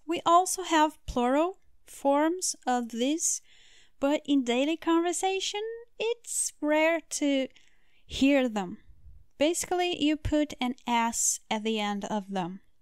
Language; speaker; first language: English; non-native, learner; Portuguese